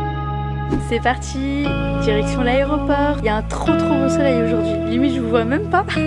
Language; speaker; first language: French; native; French